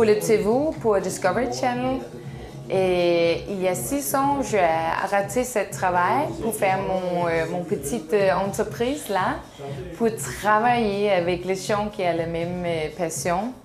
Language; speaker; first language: French; non-native, learner; Danish